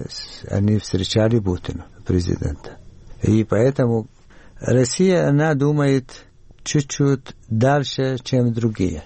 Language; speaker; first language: Russian; non-native, learner; Arabic